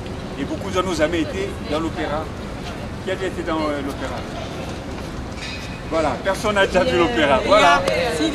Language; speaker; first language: French; native; French